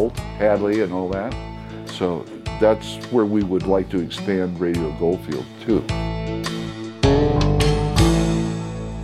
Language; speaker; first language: English; native; English